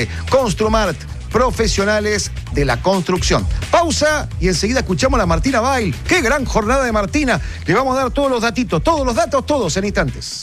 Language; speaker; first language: Spanish; native; Spanish